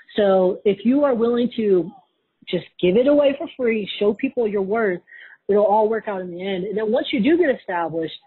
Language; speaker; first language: English; native; English